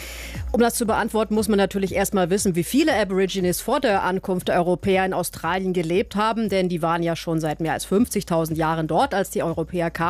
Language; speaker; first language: German; native; German